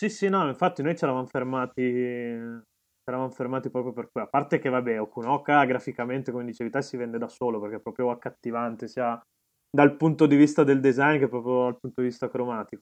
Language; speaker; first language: Italian; native; Italian